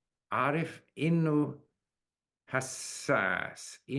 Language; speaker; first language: Arabic; non-native, learner; English